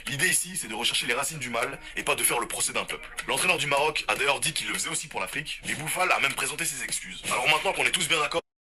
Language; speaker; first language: French; native; French